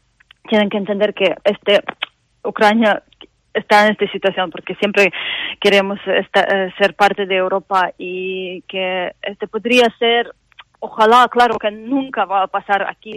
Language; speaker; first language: Spanish; non-native, fluent; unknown